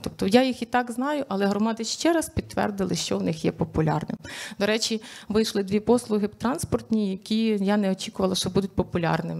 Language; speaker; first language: Ukrainian; native; Ukrainian